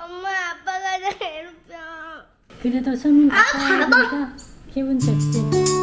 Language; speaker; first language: Korean; early bilingual, heritage; Korean